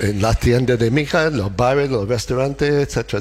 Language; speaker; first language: Spanish; non-native, learner; English